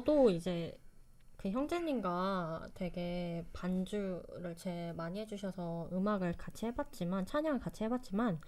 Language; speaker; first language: Korean; native; Korean